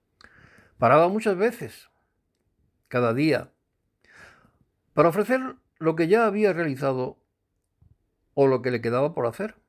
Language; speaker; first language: Spanish; native; Spanish